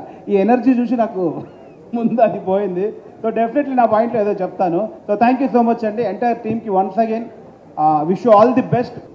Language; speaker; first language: Telugu; native; Telugu